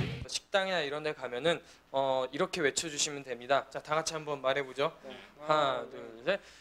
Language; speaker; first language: Korean; native; Korean